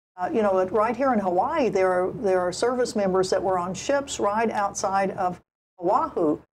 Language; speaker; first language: English; native; English